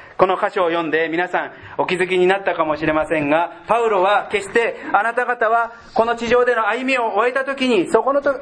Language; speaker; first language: Japanese; native; Japanese